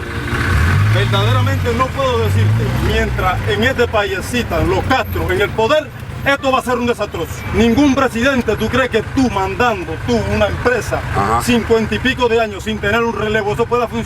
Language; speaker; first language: Spanish; native; Spanish